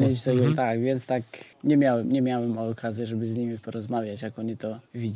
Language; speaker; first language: Polish; non-native, fluent; Albanian